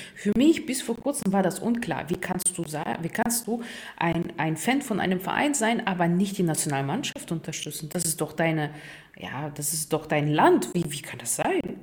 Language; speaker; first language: German; non-native, fluent; Russian